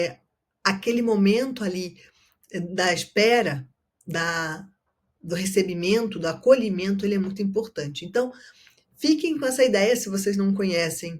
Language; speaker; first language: Portuguese; native; Portuguese